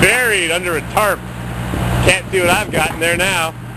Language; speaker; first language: English; early bilingual, other home language; French